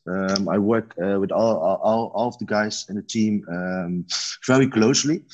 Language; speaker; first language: English; non-native, learner; Dutch